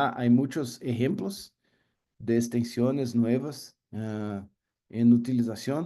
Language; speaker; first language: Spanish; non-native, learner; Portuguese